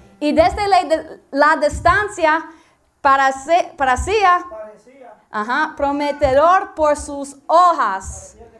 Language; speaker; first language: Spanish; non-native, learner; English